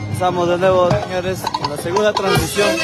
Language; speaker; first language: Spanish; native; Spanish